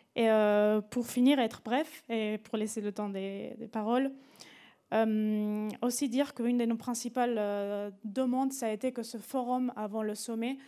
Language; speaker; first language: French; non-native, fluent; Spanish